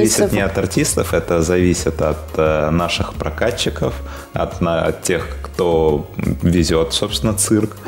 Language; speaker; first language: Russian; native; Russian